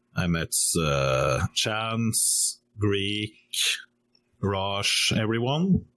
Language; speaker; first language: English; non-native, fluent; Norwegian